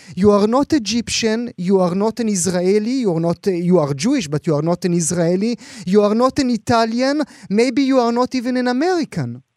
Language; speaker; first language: English; non-native, fluent; Hebrew